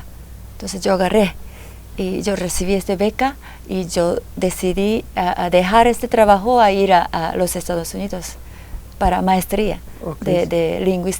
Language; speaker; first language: Spanish; non-native, fluent; Japanese